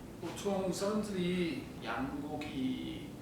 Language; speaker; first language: Korean; non-native, learner; English